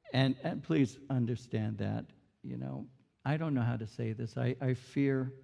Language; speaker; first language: English; early bilingual, other home language; Spanish